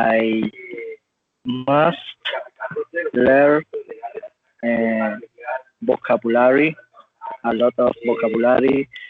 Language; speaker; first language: English; non-native, learner; Spanish